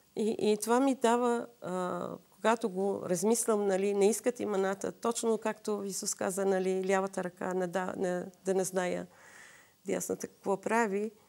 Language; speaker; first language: Bulgarian; non-native, fluent; Assyrian Neo-Aramaic